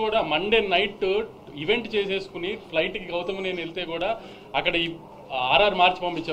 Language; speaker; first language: Telugu; native; Telugu